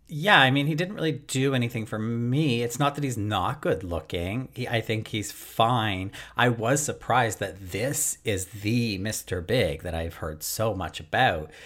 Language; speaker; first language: English; native; English